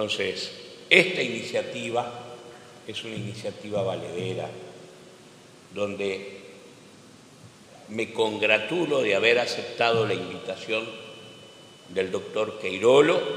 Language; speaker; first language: Spanish; native; Spanish